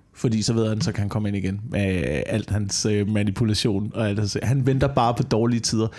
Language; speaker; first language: Danish; native; Danish